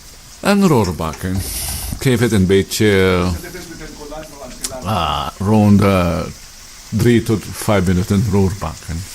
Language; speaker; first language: Dutch; non-native, fluent; Filipino